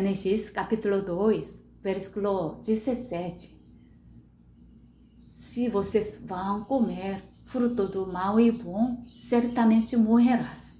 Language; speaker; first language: Portuguese; non-native, learner; Korean